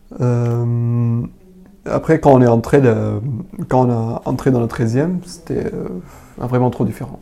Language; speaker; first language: French; non-native, learner; Arabic